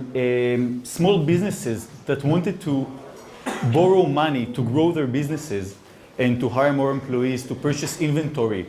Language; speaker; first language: English; non-native, fluent; Hebrew